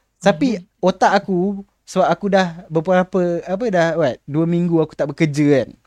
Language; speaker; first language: Malay; native; Malay